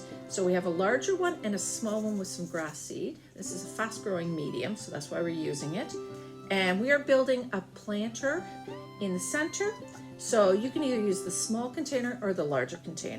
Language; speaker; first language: English; native; English